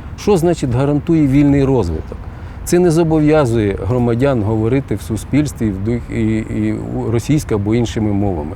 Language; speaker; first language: Ukrainian; non-native, local second language; Russian